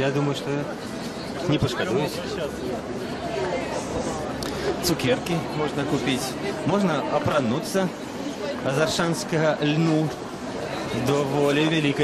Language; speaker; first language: Russian; non-native, local second language; Belarusian